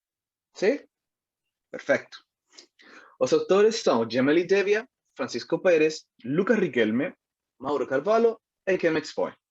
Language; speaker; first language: Portuguese; non-native, learner; Spanish